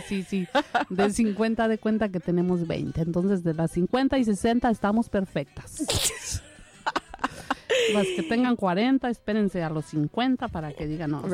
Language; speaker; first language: Spanish; native; Spanish